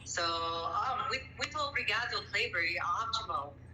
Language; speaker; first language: Portuguese; non-native, learner; English